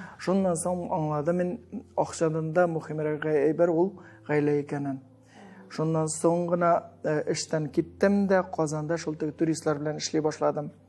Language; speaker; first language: Tatar; early bilingual, heritage; Tatar